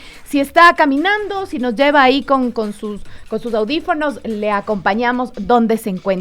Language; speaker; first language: Spanish; native; Spanish